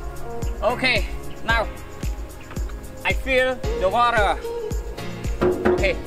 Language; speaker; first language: English; non-native, learner; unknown